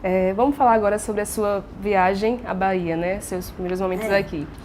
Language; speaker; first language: Portuguese; native; Portuguese